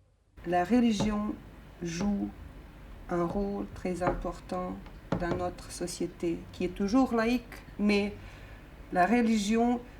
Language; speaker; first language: French; non-native, fluent; Bosnian